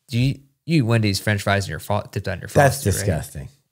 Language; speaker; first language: English; native; English